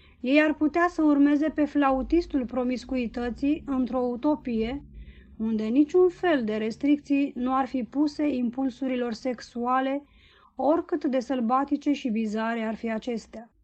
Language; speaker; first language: Romanian; native; Romanian